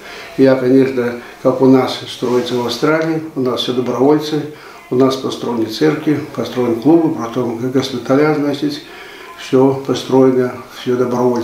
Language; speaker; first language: Russian; early bilingual, heritage; Russian